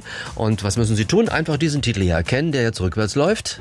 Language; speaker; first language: German; native; German